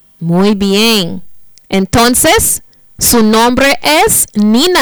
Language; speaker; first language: Spanish; non-native, fluent; English